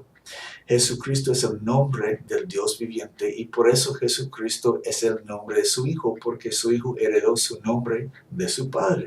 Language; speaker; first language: Spanish; non-native, fluent; English